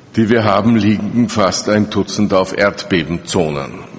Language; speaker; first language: German; native; German